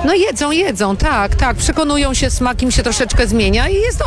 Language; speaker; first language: Polish; native; Polish